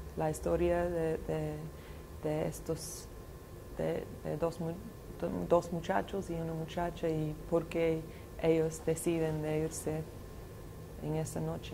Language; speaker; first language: Spanish; non-native, fluent; English